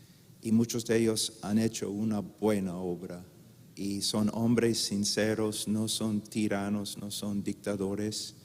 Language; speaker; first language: Spanish; non-native, fluent; English